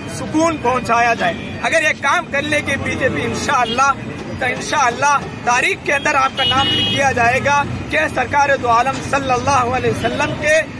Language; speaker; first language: Hindi; non-native, local second language; Urdu